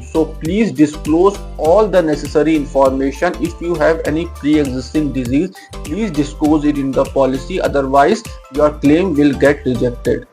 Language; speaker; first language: English; non-native, local second language; Hindi